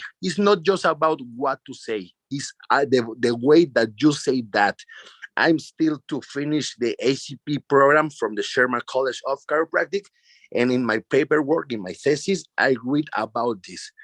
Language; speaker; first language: English; non-native, learner; Spanish